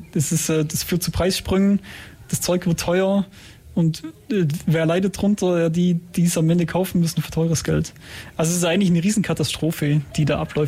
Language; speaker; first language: German; native; German